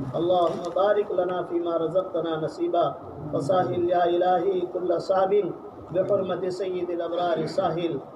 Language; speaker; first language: Urdu; native; Urdu